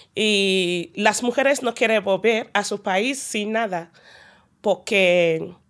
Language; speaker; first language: Spanish; non-native, learner; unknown